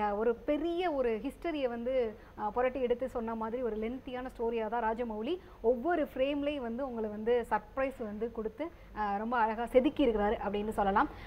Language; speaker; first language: Tamil; native; Tamil